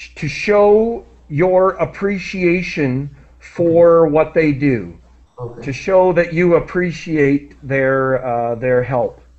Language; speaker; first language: English; native; English